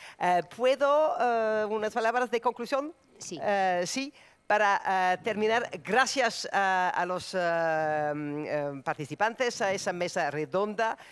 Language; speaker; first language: Spanish; non-native, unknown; Serbian